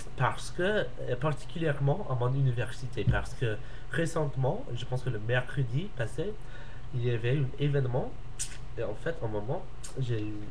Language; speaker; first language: French; non-native, learner; English